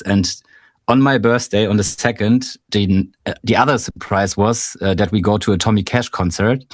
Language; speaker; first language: English; non-native, fluent; German